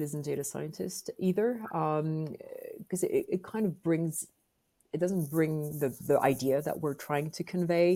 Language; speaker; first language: English; non-native, fluent; French